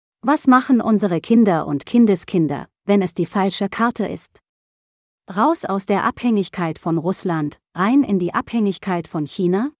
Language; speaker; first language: German; native; German